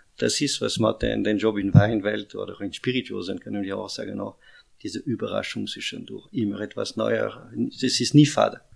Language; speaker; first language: German; non-native, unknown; French